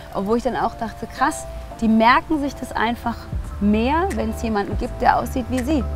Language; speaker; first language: German; early bilingual, other home language; Tigrinya